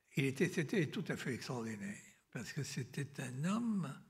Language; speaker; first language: French; native; French